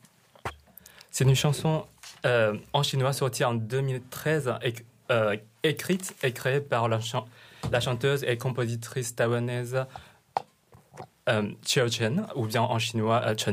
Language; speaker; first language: French; non-native, fluent; Chinese